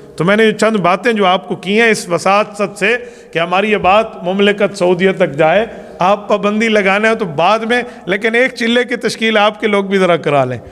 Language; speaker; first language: Urdu; non-native, local second language; Saraiki